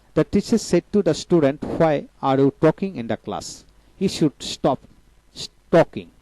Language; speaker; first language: English; non-native, local second language; Bangla